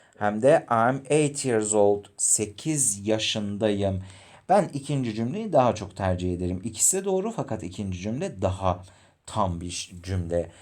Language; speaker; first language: Turkish; native; Turkish